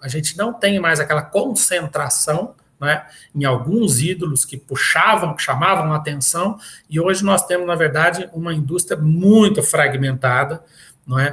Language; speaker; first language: Portuguese; native; Portuguese